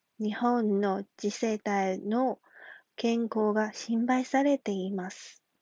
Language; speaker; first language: Japanese; non-native, fluent; Chinese